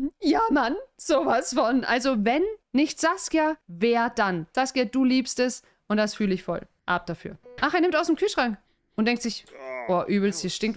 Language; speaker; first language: German; native; German